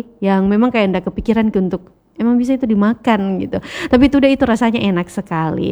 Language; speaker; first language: Indonesian; native; Indonesian